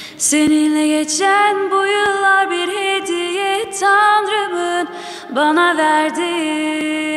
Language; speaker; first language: Turkish; early bilingual, heritage; Turkish